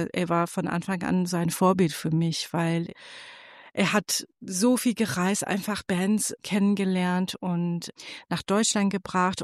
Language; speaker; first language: German; non-native, fluent; Persian